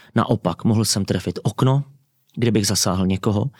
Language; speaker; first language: Czech; native; Czech